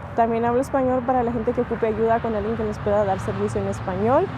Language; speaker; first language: Spanish; early bilingual, heritage; Spanish